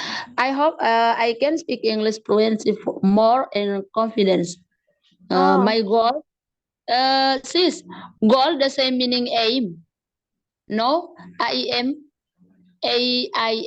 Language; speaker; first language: English; non-native, learner; Indonesian